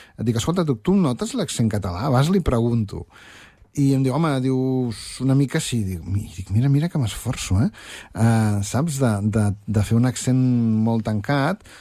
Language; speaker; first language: Catalan; native; Catalan